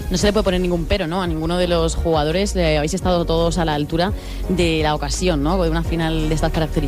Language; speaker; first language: Spanish; native; Spanish